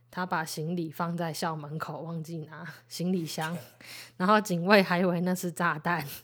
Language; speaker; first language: Chinese; native; Chinese